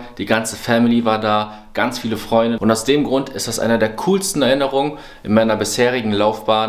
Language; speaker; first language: German; native; German